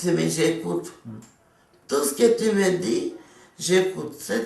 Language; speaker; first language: French; non-native, local second language; Réunion Creole French